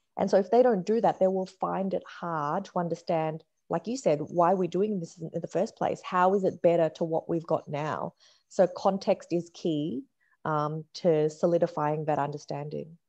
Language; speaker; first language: English; native; English